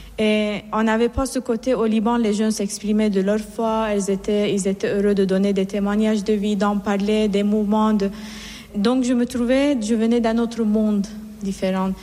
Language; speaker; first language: French; non-native, fluent; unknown